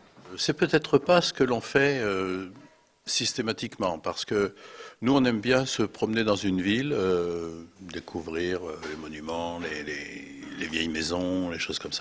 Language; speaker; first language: French; native; French